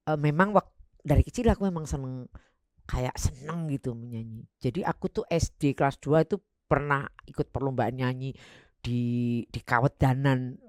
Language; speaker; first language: Indonesian; native; Indonesian